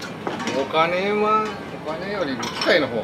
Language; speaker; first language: Japanese; native; Japanese